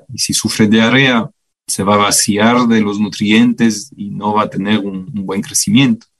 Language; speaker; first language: Spanish; non-native, fluent; French